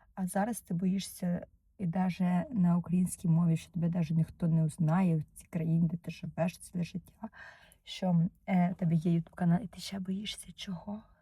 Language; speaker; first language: Ukrainian; non-native, learner; Russian